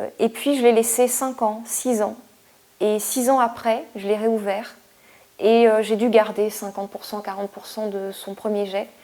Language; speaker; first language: French; native; French